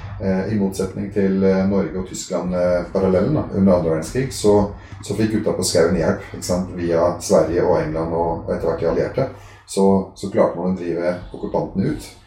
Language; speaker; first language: Norwegian; early bilingual, other home language; Arabic